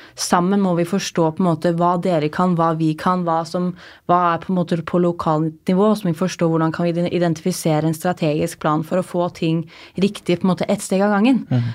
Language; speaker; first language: Norwegian; native; Norwegian